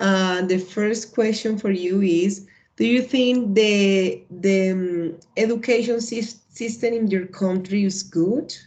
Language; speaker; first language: English; non-native, learner; Spanish